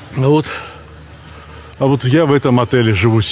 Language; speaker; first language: Russian; native; Russian